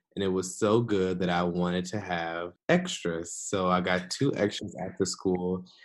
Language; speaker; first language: English; native; English